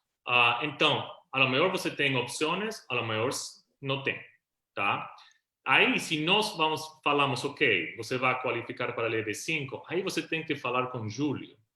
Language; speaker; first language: Portuguese; non-native, fluent; Spanish